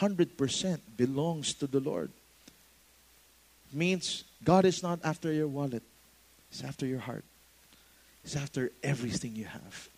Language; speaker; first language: English; non-native, local second language; Filipino